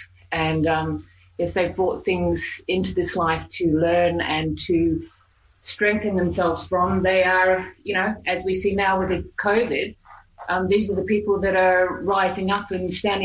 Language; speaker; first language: English; native; English